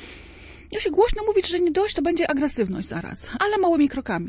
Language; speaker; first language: Polish; native; Polish